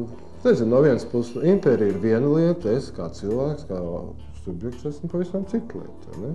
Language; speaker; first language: Latvian; native; Latvian